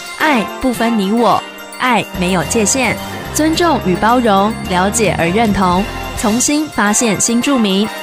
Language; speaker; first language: Chinese; native; Chinese